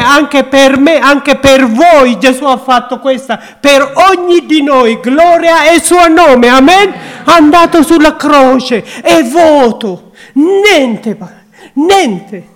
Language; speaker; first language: Italian; non-native, learner; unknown